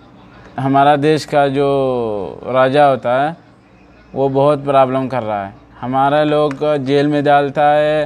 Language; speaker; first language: Hindi; non-native, fluent; Oromo